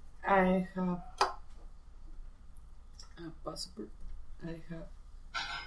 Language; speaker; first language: English; non-native, learner; Spanish